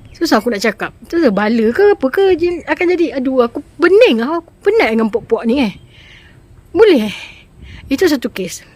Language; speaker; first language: Malay; native; Malay